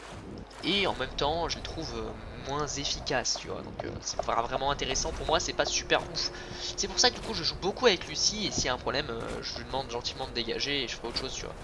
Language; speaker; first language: French; native; French